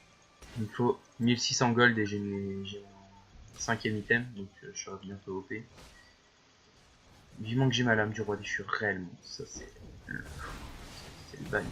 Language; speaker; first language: French; native; French